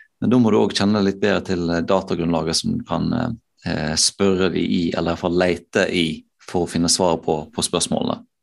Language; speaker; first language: Norwegian; native; Norwegian